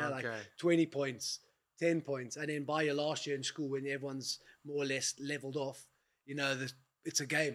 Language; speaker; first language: English; native; English